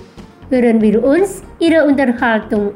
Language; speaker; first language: German; non-native, fluent; Indonesian